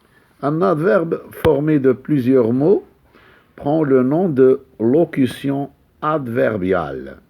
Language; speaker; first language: French; non-native, local second language; Arabic